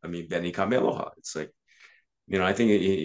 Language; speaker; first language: English; native; English